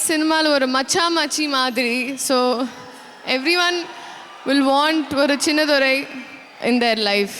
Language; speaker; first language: Tamil; non-native, fluent; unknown